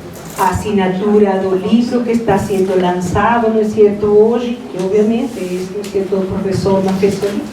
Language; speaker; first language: Portuguese; non-native, fluent; Spanish